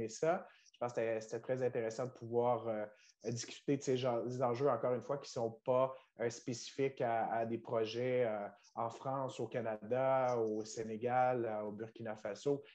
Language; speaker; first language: French; native; French